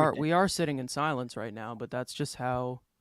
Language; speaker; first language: English; native; English